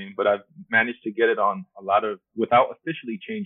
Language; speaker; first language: English; early bilingual, other home language; Spanish